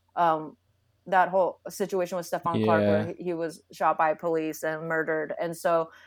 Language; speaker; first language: English; native; English